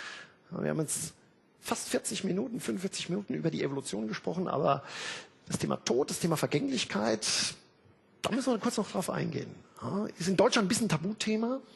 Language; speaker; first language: German; native; German